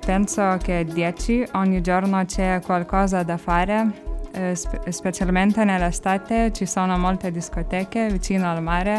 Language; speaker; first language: Italian; non-native, learner; Lithuanian